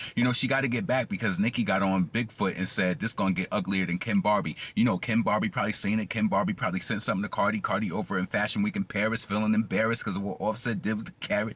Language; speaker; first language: English; native; English